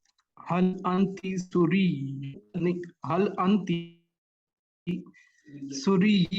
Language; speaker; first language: Arabic; non-native, learner; Urdu